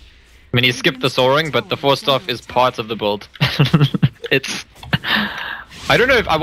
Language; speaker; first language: English; native; English